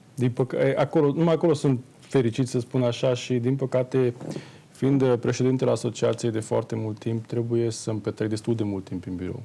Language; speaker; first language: Romanian; non-native, local second language; Hungarian